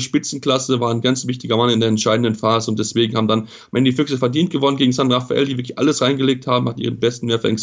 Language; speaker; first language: German; native; German